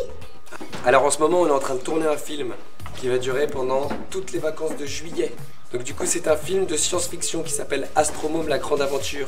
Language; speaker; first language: French; native; French